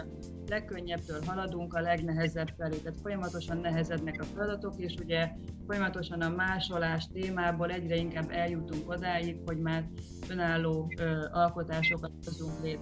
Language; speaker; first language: Hungarian; native; Hungarian